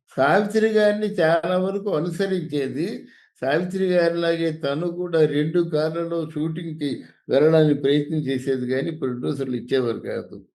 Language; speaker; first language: Telugu; native; Telugu